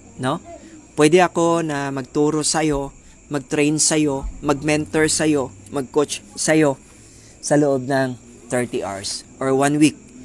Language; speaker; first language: Filipino; non-native, local second language; Cebuano